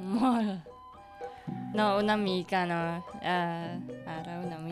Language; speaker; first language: Catalan; non-native, learner; Indonesian